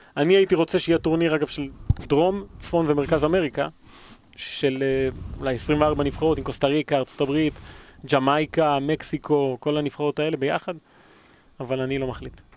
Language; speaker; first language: Hebrew; early bilingual, other home language; Spanish